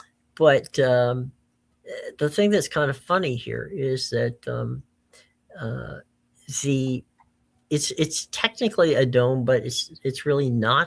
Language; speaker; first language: English; native; English